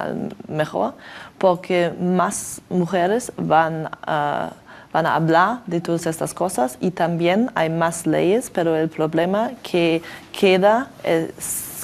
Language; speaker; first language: Spanish; non-native, learner; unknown